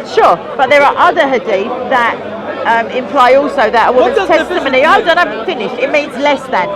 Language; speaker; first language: English; native; English